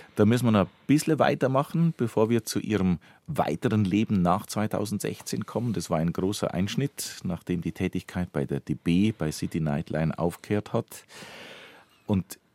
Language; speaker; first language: German; native; German